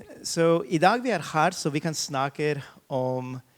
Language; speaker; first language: Norwegian; non-native, learner; English